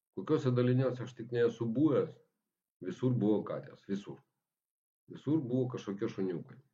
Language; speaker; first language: Lithuanian; non-native, local second language; Russian